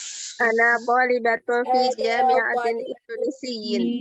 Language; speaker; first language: Arabic; non-native, learner; Indonesian